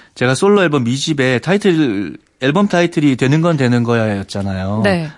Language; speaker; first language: Korean; native; Korean